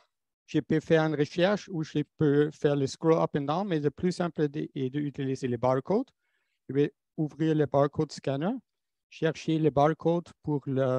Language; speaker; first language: French; non-native, fluent; English